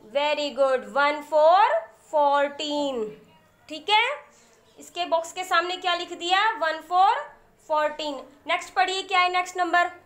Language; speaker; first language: Hindi; native; Hindi